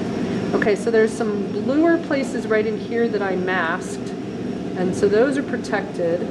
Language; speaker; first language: English; native; English